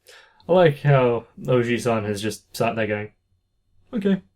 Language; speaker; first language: English; native; English